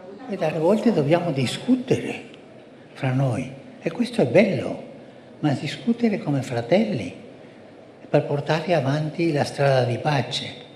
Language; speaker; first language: Italian; non-native, fluent; Spanish